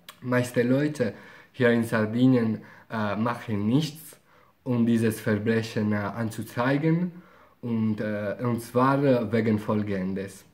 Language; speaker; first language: German; non-native, fluent; Italian